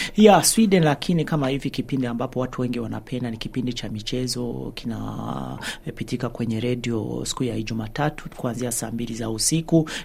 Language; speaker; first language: Swahili; non-native, local second language; Rundi